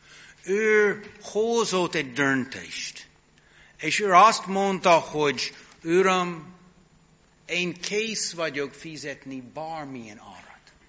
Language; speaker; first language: Hungarian; non-native, fluent; English